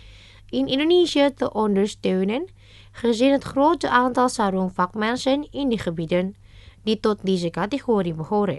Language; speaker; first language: Dutch; non-native, learner; Indonesian